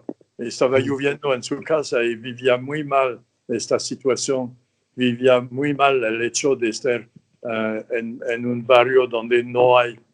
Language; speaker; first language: Spanish; non-native, fluent; French